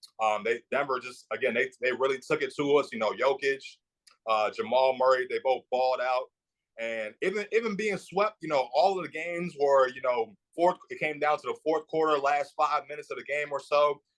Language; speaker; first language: English; native; English